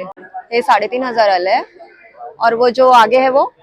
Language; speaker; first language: Hindi; non-native, local second language; Marathi